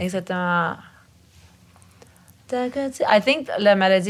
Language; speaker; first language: English; early bilingual, other home language; French